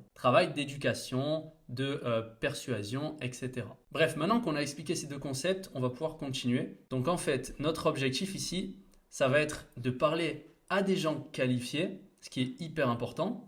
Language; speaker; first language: French; native; French